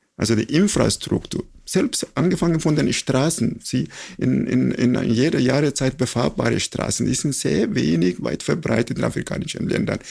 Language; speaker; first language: German; non-native, fluent; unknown